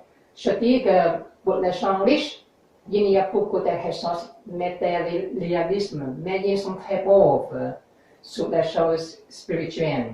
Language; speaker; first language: French; non-native, learner; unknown